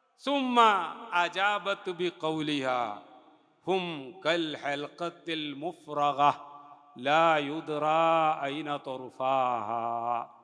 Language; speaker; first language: Arabic; non-native, fluent; Malayalam